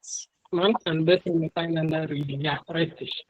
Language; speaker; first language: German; non-native, learner; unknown